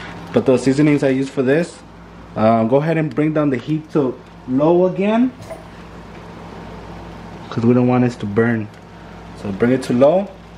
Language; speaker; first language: English; early bilingual, other home language; Spanish